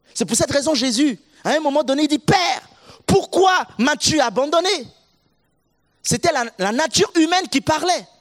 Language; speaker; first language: French; non-native, local second language; Sango